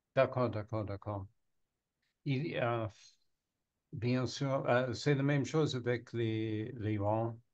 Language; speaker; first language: French; non-native, learner; English